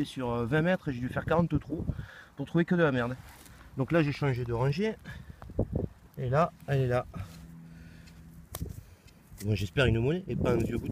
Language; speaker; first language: French; native; French